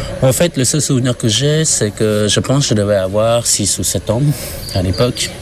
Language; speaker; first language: French; non-native, fluent; Khmer